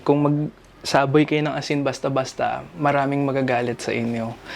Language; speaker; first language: Filipino; native; Filipino